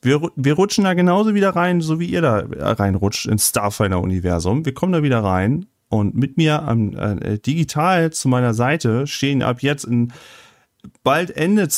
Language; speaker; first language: German; native; German